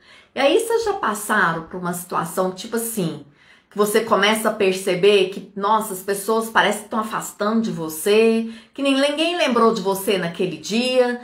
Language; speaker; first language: Portuguese; native; Portuguese